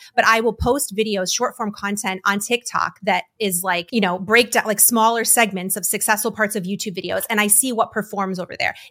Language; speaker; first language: English; native; English